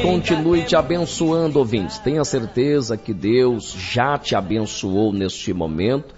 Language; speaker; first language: Portuguese; native; Portuguese